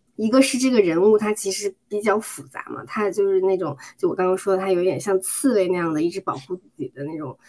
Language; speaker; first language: Chinese; native; Chinese